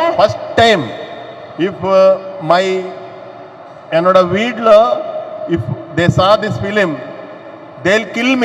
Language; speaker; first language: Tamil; non-native, learner; Telugu